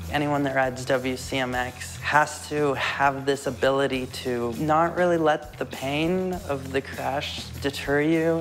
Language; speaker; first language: English; native; English